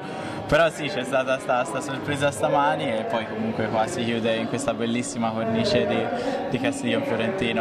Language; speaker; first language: Italian; native; Italian